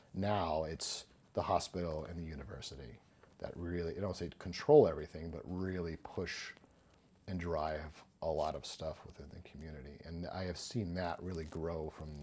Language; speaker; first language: English; native; English